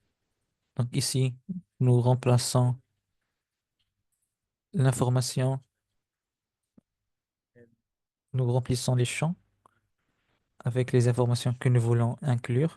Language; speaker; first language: French; non-native, fluent; Spanish